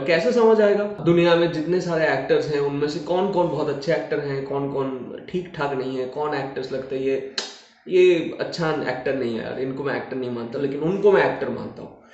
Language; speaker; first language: Hindi; non-native, local second language; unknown